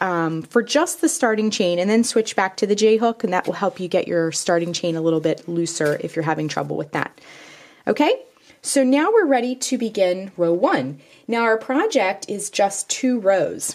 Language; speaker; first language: English; native; English